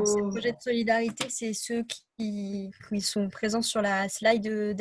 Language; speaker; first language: French; native; French